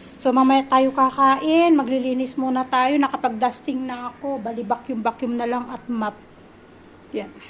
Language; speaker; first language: Filipino; native; Filipino